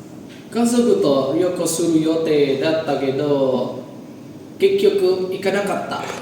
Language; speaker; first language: Japanese; non-native, learner; Indonesian